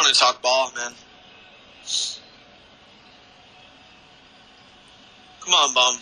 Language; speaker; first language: English; native; English